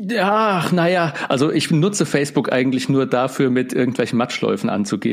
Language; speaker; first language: German; native; German